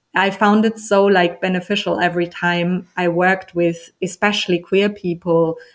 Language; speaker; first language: English; non-native, fluent; German